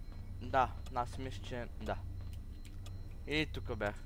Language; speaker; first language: Bulgarian; native; Bulgarian